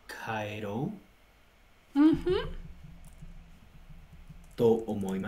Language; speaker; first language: Japanese; non-native, learner; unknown